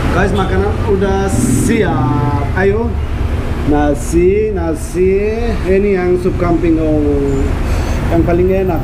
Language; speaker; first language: Indonesian; non-native, learner; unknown